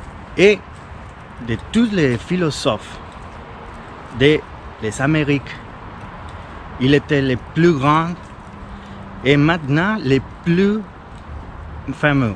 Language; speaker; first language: French; non-native, fluent; Spanish